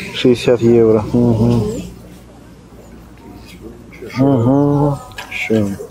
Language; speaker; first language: German; non-native, learner; Russian